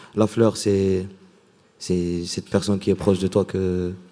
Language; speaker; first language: French; non-native, local second language; Arabic